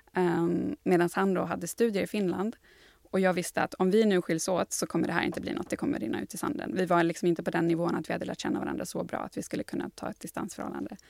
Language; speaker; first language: Swedish; native; Swedish